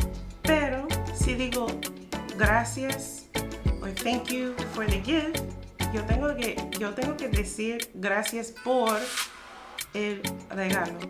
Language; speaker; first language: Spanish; non-native, fluent; English